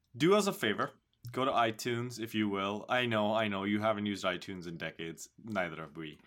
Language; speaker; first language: English; non-native, local second language; Hindi